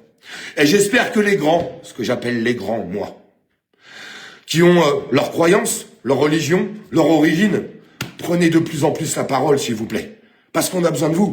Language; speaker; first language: French; native; French